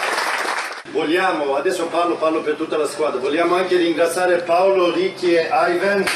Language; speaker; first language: Italian; non-native, fluent; Swedish